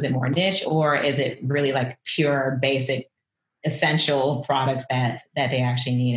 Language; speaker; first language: English; native; English